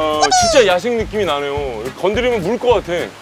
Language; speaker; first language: Korean; native; Korean